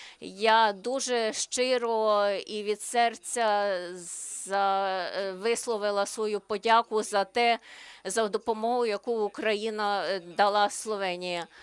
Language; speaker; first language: Ukrainian; non-native, learner; Slovenian